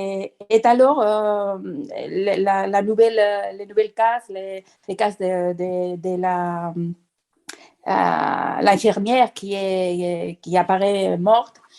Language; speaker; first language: French; non-native, fluent; Spanish